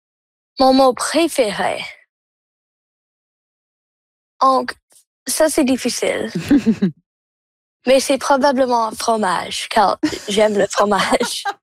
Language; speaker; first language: French; non-native, local second language; English